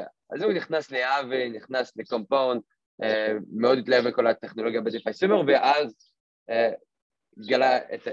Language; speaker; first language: Hebrew; non-native, fluent; French